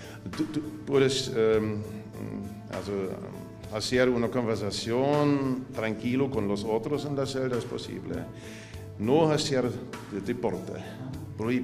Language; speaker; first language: Spanish; non-native, fluent; German